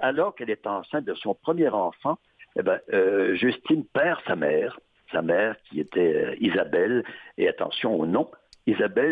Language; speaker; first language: French; native; French